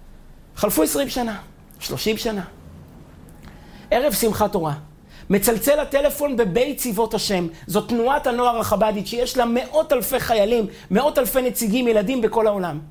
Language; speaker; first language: Hebrew; native; Hebrew